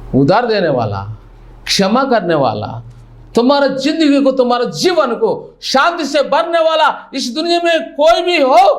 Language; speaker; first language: Hindi; non-native, local second language; Telugu